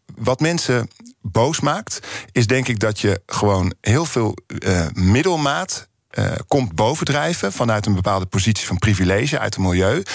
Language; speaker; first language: Dutch; native; Dutch